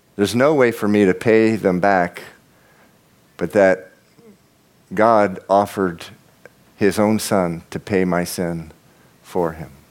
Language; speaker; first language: English; native; English